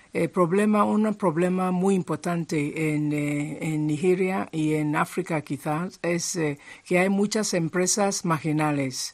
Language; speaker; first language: Spanish; non-native, fluent; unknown